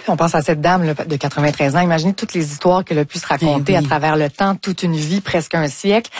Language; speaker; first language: French; native; French